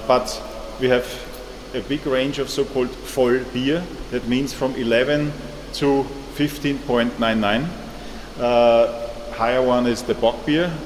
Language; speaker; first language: English; non-native, fluent; German